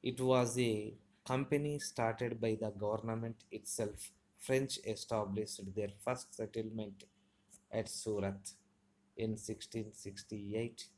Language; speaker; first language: English; non-native, local second language; Telugu